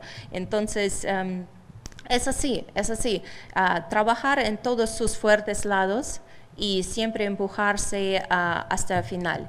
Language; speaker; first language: Spanish; non-native, fluent; Russian